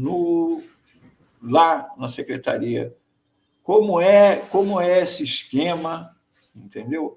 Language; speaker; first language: Portuguese; native; Portuguese